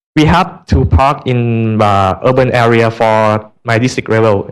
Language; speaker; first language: English; non-native, learner; Thai